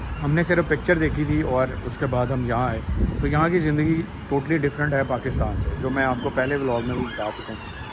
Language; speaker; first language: Urdu; non-native, local second language; Punjabi